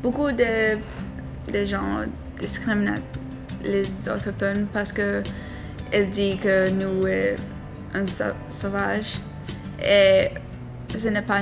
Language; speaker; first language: French; non-native, learner; English